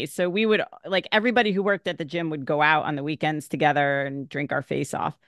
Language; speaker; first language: English; native; English